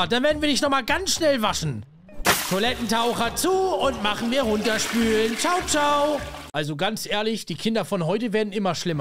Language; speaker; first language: German; native; German